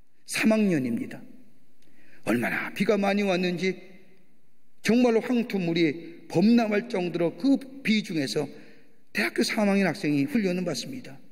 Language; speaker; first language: Korean; native; Korean